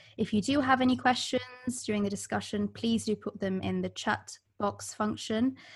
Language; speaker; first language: English; early bilingual, other home language; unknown